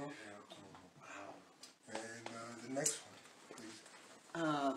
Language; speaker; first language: English; native; English